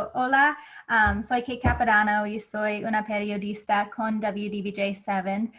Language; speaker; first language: Spanish; non-native, fluent; English